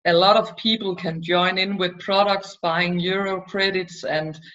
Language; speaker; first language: English; non-native, fluent; Danish